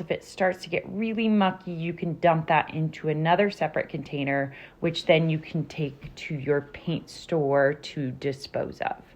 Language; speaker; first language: English; native; English